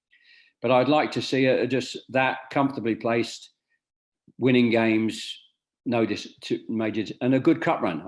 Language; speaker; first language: English; native; English